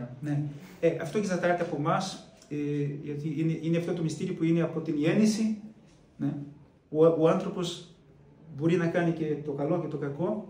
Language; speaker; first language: Greek; non-native, fluent; Portuguese